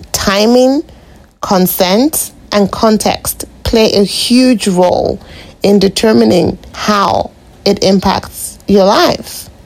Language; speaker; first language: English; non-native, local second language; Igbo